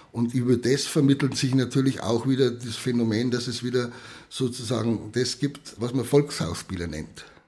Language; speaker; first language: German; native; German